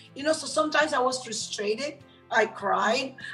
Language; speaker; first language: English; non-native, fluent; Spanish